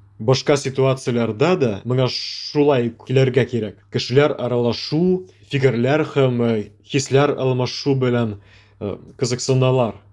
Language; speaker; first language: Tatar; non-native, local second language; Russian